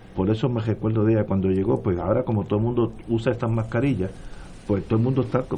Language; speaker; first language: Spanish; native; Spanish